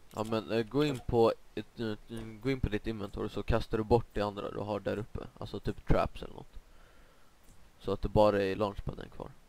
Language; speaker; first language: Swedish; native; Swedish